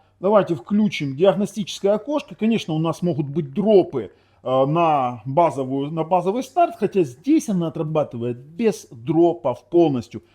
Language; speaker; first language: Russian; non-native, local second language; Ukrainian